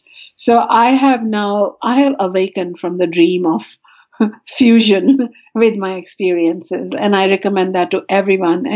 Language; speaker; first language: English; non-native, local second language; Hindi